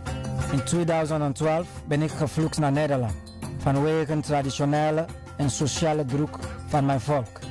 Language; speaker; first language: Dutch; non-native, learner; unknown